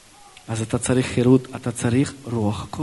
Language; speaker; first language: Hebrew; non-native, local second language; Russian